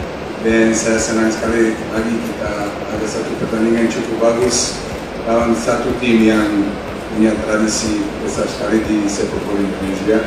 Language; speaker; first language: Indonesian; non-native, fluent; Serbian